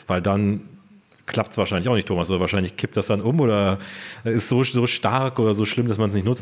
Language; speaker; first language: German; native; German